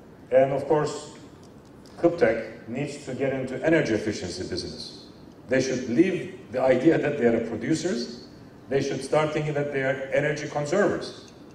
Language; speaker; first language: English; non-native, fluent; Turkish